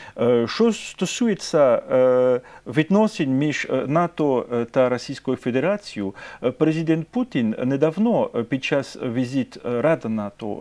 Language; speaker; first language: Ukrainian; non-native, fluent; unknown